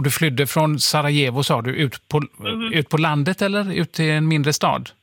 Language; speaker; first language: Swedish; native; Swedish